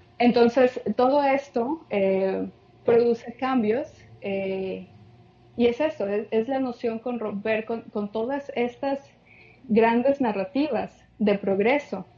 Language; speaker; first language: Spanish; native; Spanish